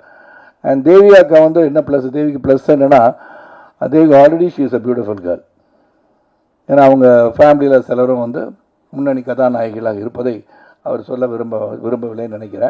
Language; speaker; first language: Tamil; native; Tamil